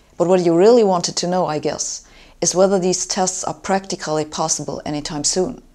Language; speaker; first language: English; non-native, fluent; German